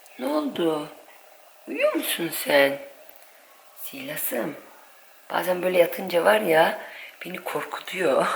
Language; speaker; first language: Turkish; early bilingual, heritage; Turkish